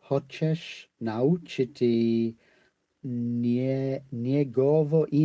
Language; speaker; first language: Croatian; non-native, learner; English